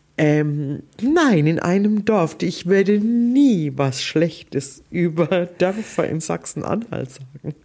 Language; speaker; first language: German; native; German